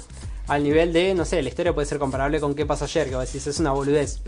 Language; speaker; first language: Spanish; native; Spanish